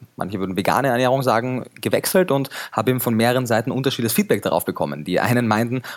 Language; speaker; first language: German; native; German